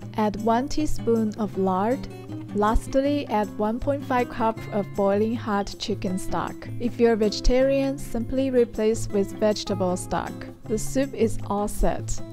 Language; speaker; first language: English; non-native, fluent; Chinese